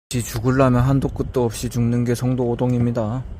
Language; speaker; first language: Korean; native; Korean